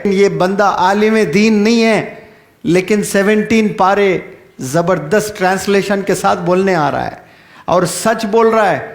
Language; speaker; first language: Urdu; native; Urdu